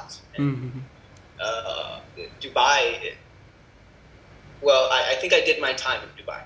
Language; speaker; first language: English; non-native, fluent; Spanish